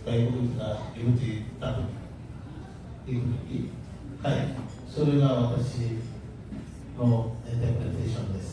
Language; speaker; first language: Japanese; non-native, learner; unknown